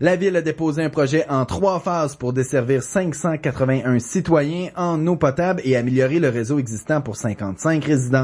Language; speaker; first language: French; native; French